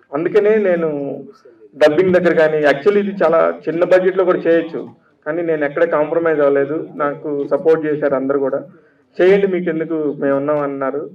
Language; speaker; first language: Telugu; native; Telugu